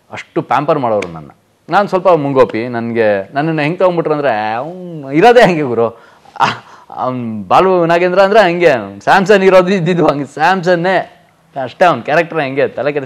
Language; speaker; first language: Kannada; native; Kannada